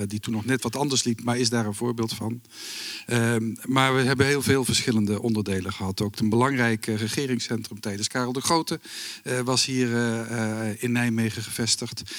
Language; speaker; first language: Dutch; native; Dutch